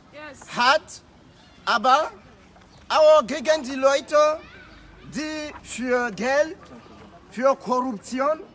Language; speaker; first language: German; non-native, fluent; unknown